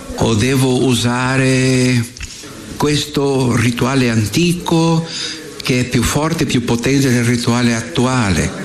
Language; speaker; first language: Italian; non-native, fluent; Portuguese